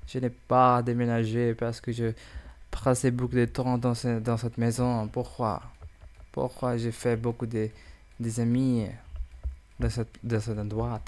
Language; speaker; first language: French; non-native, learner; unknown